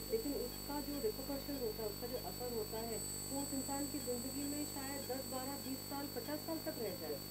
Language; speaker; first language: Hindi; non-native, local second language; Bangla